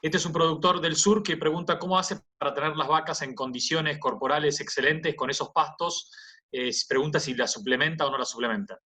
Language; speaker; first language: Spanish; native; Spanish